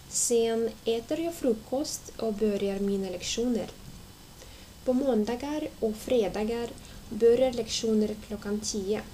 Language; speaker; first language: Swedish; non-native, fluent; Russian